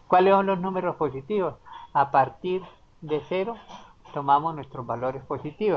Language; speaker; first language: Spanish; native; Spanish